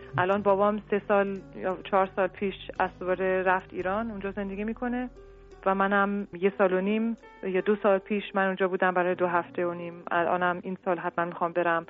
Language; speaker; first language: Persian; early bilingual, heritage; Persian